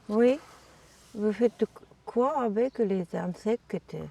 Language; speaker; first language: French; non-native, learner; Japanese